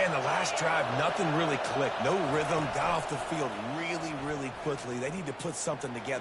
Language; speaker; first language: English; native; English